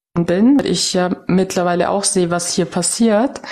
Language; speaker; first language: German; native; German